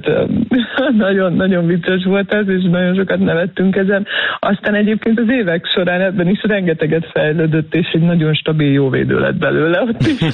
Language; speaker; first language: Hungarian; native; Hungarian